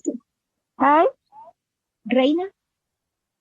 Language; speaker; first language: Spanish; native; Spanish